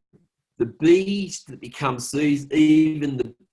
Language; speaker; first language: English; native; English